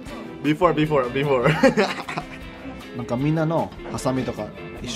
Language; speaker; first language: Japanese; non-native, fluent; Indonesian